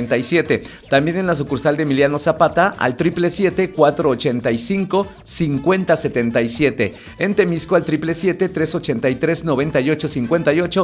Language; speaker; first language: Spanish; native; Spanish